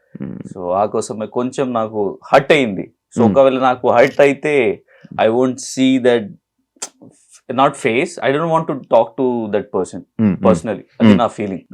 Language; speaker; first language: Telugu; non-native, learner; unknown